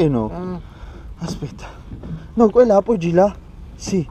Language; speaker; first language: Italian; non-native, learner; Georgian